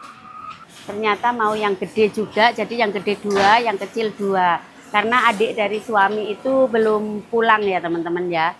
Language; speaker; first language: Indonesian; non-native, local second language; Javanese